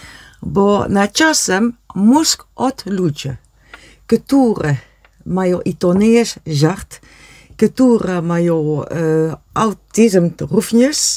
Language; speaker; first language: Polish; non-native, learner; Dutch